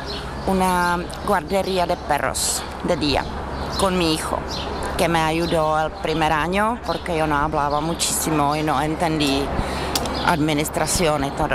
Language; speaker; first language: Spanish; non-native, learner; Czech